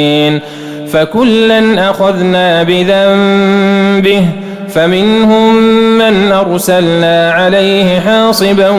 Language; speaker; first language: Arabic; native; Arabic